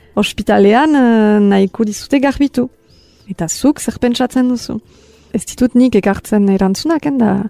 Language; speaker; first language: Basque; native; Basque